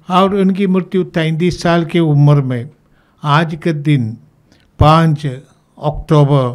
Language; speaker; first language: Hindi; native; Hindi